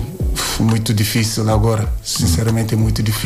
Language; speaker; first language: Portuguese; non-native, learner; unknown